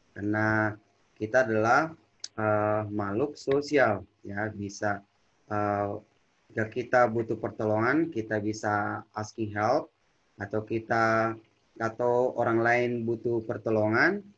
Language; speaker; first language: Indonesian; native; Indonesian